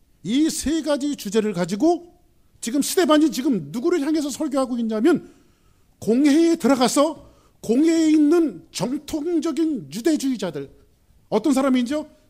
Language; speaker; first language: Korean; native; Korean